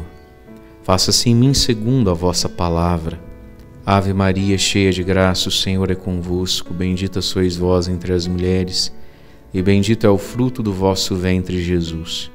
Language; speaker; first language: Portuguese; native; Portuguese